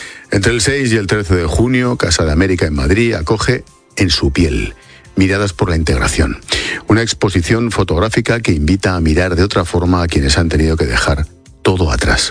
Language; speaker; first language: Spanish; native; Spanish